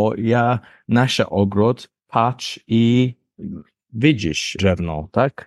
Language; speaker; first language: Polish; non-native, learner; English